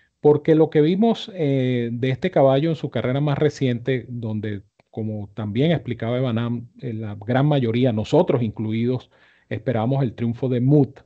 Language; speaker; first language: Spanish; native; Spanish